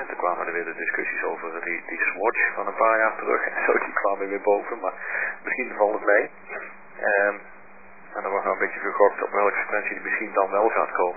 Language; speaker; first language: Dutch; native; Dutch